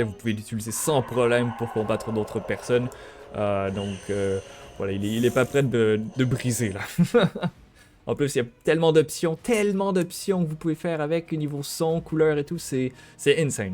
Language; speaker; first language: French; native; French